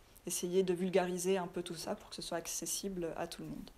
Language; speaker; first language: French; native; French